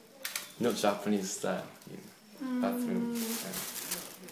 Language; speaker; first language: English; non-native, learner; Japanese